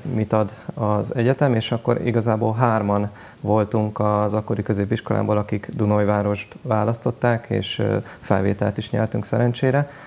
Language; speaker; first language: Hungarian; native; Hungarian